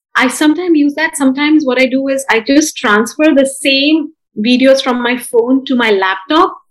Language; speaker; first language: English; non-native, local second language; Bangla